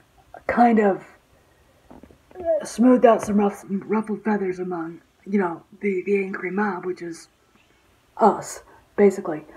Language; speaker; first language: English; native; English